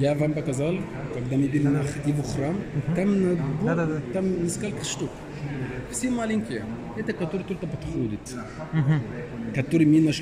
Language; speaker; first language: Russian; non-native, learner; Arabic